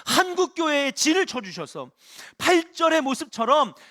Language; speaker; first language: Korean; native; Korean